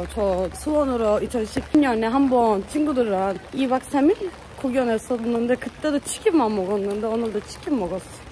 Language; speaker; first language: Korean; non-native, fluent; Turkish